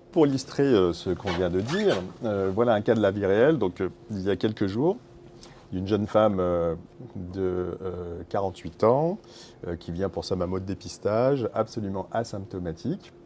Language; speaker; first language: French; native; French